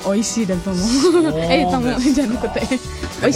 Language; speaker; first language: Japanese; non-native, learner; Indonesian